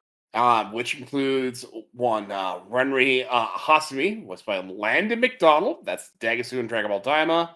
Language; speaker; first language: English; native; English